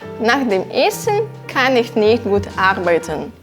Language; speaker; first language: German; non-native, fluent; Ukrainian